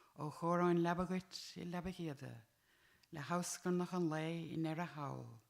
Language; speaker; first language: Irish; native; Irish